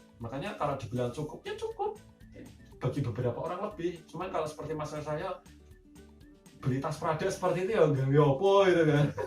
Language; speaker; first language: Indonesian; native; Indonesian